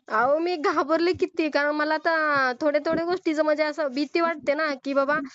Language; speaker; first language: Marathi; non-native, local second language; Urdu